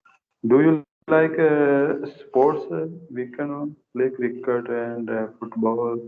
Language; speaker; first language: English; non-native, learner; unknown